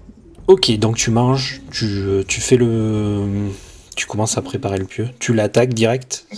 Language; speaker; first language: French; native; French